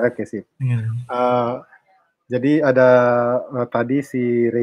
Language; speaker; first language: Indonesian; native; Indonesian